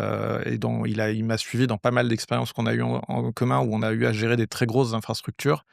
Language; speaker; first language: French; native; French